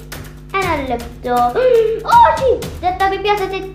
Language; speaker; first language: Greek; non-native, learner; Arabic